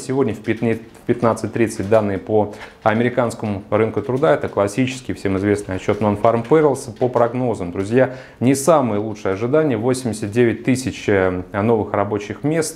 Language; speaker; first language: Russian; native; Russian